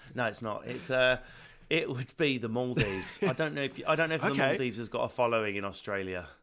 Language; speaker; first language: English; native; English